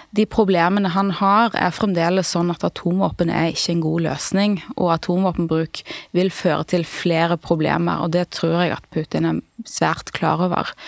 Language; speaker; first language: Norwegian; native; Norwegian